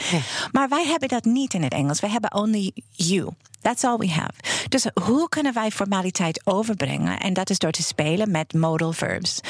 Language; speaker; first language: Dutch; non-native, fluent; English